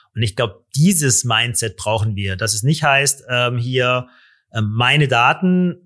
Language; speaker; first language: German; native; German